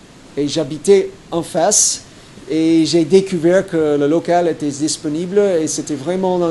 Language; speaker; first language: French; non-native, fluent; English